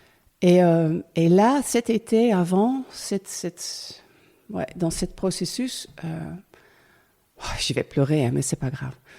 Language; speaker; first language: French; non-native, learner; Dutch